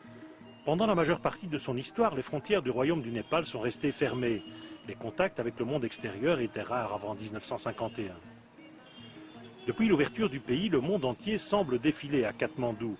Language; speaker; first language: French; native; French